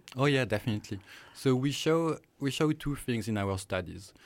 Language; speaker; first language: English; non-native, fluent; French